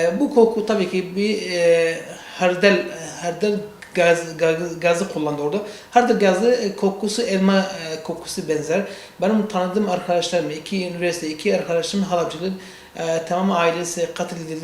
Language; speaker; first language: Turkish; non-native, learner; Central Kurdish